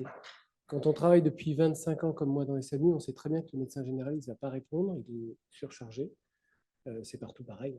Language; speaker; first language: French; native; French